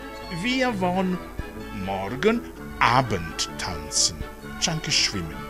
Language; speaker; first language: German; non-native, fluent; Rundi